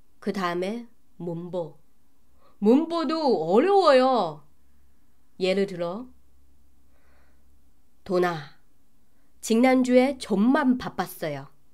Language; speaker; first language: Korean; non-native, learner; Chinese